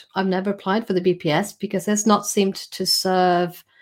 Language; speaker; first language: English; non-native, fluent; Swedish